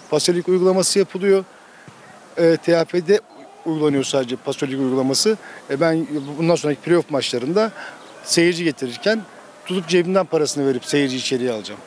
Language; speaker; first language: Turkish; native; Turkish